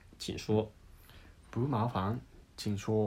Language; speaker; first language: Chinese; non-native, learner; Japanese